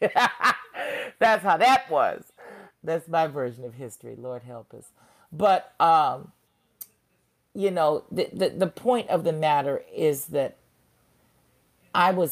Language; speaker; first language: English; native; English